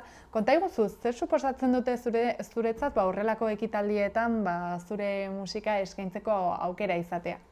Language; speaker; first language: Basque; native; Basque